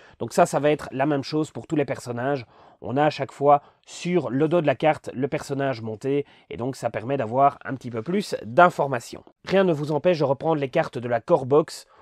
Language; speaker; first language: French; native; French